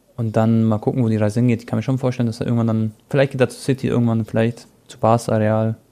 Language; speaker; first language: German; early bilingual, other home language; Croatian